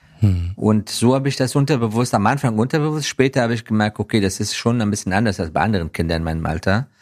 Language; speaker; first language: German; non-native, fluent; Persian